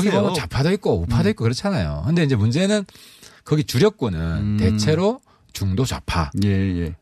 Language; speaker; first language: Korean; native; Korean